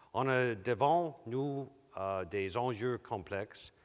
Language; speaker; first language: French; non-native, local second language; English